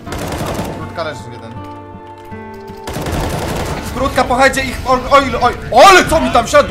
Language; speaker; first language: Polish; native; Polish